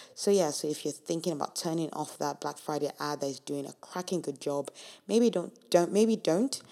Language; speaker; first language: English; non-native, local second language; Yoruba